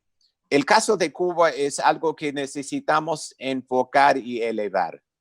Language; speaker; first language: Spanish; non-native, fluent; English